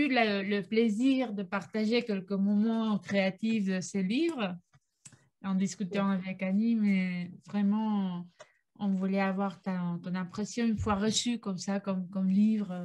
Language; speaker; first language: French; non-native, fluent; Catalan